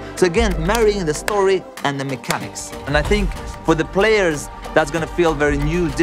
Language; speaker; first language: English; early bilingual, other home language; Arabic